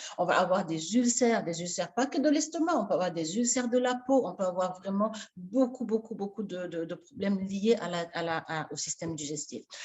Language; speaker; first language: French; non-native, local second language; Wolof